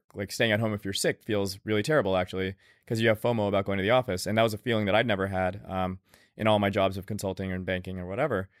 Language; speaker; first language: English; native; English